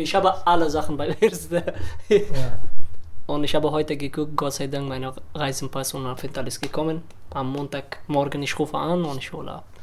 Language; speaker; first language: German; non-native, learner; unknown